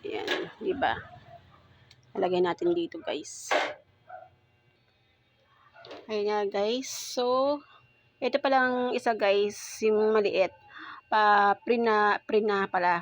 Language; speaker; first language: Filipino; native; Filipino